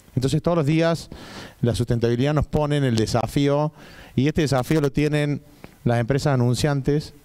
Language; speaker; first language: Spanish; native; Spanish